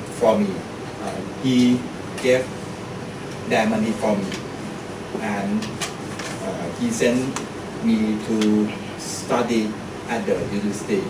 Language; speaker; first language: English; non-native, learner; Thai